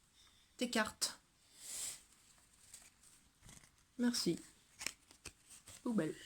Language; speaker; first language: French; native; French